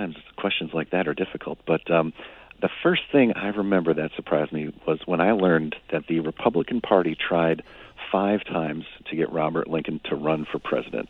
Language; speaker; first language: English; native; English